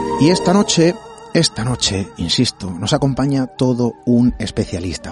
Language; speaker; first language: Spanish; native; Spanish